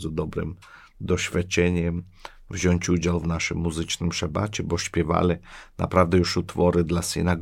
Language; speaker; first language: Polish; non-native, fluent; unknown